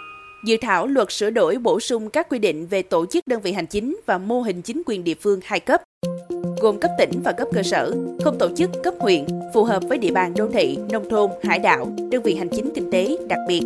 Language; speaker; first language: Vietnamese; native; Vietnamese